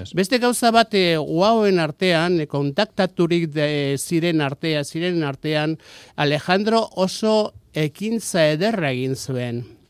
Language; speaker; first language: Basque; non-native, local second language; Spanish